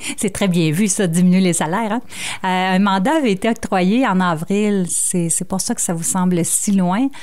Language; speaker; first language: French; native; French